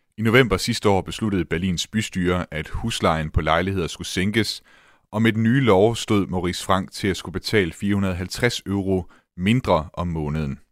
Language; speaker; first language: Danish; native; Danish